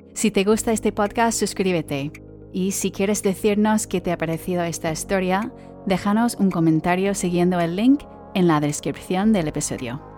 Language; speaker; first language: Spanish; native; Spanish